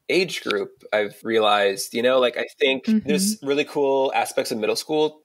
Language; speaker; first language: English; native; English